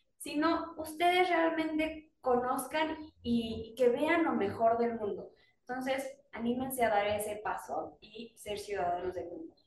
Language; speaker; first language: Spanish; native; Spanish